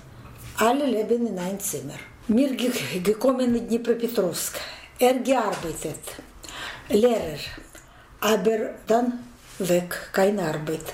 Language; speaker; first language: German; non-native, learner; Russian